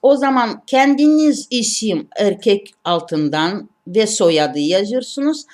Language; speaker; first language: Turkish; non-native, learner; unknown